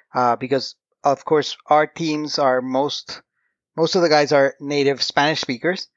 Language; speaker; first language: English; non-native, fluent; Spanish